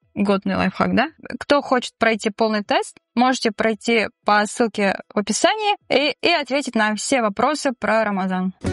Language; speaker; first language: Russian; non-native, local second language; Tatar